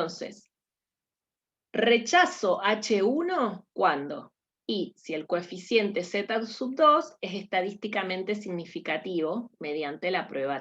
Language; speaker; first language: Spanish; native; Spanish